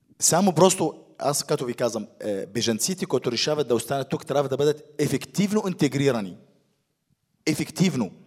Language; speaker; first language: Bulgarian; non-native, fluent; Arabic